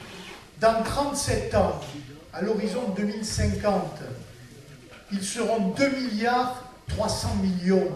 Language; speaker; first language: French; native; French